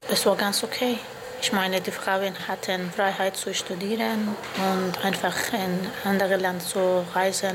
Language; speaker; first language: German; non-native, fluent; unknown